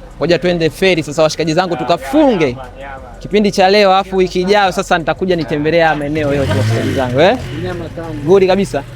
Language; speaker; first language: Swahili; native; Swahili